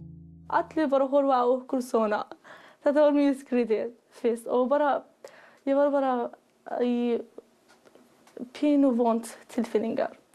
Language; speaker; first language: Icelandic; non-native, learner; Persian